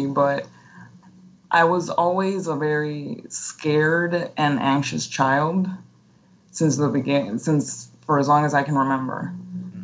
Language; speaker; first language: English; non-native, fluent; Spanish